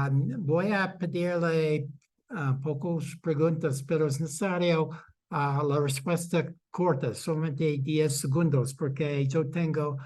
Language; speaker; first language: Spanish; non-native, fluent; English